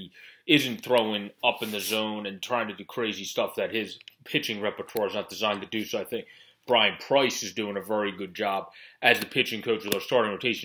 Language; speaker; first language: English; native; English